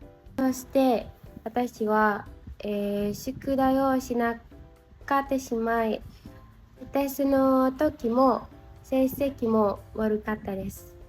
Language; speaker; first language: Japanese; non-native, learner; Indonesian